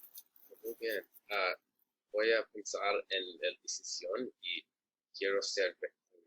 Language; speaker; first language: Spanish; non-native, learner; English